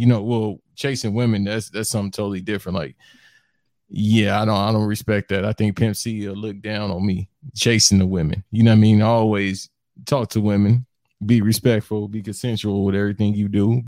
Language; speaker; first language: English; native; English